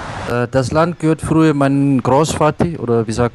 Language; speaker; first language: German; non-native, local second language; Afrikaans